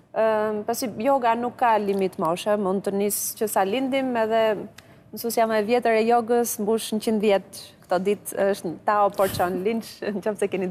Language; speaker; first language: Albanian; native; Albanian